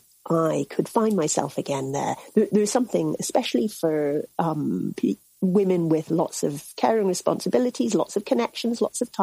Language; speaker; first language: English; native; English